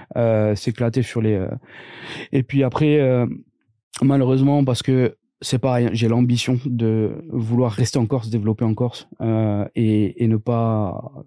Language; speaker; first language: French; native; French